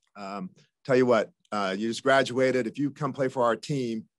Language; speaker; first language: English; native; English